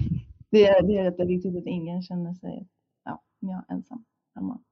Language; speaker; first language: Swedish; non-native, fluent; Hungarian